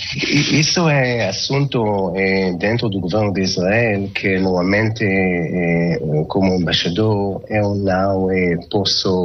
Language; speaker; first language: Portuguese; non-native, learner; Hebrew